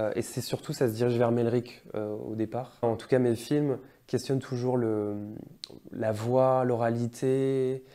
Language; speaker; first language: French; native; French